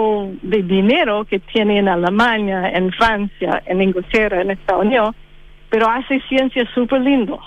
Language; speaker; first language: Spanish; non-native, fluent; English